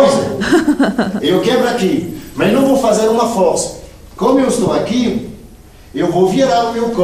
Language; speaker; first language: Spanish; non-native, learner; Portuguese